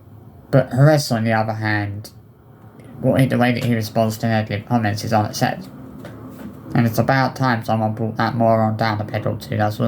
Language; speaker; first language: English; native; English